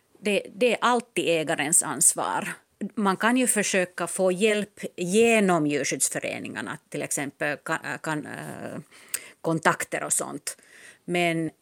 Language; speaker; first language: Swedish; non-native, local second language; Finnish